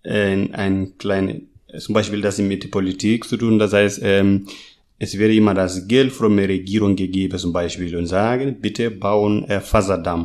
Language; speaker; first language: German; non-native, learner; Masai